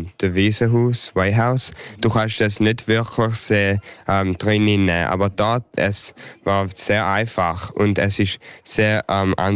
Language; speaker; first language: German; early bilingual, heritage; English